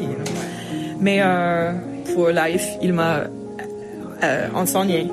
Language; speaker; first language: French; non-native, fluent; English